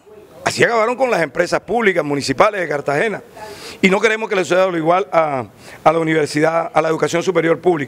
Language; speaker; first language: Spanish; native; Spanish